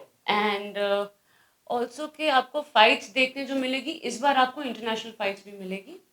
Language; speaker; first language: Hindi; native; Hindi